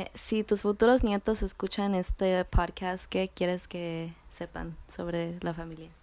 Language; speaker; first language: Spanish; early bilingual, other home language; English